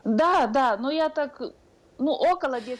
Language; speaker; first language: Russian; non-native, fluent; Lithuanian